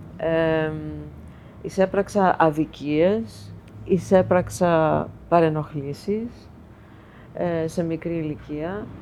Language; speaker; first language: Greek; early bilingual, heritage; Greek